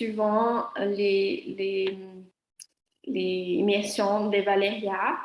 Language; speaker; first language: French; non-native, learner; Portuguese